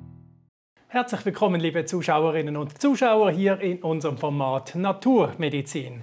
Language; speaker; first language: German; native; German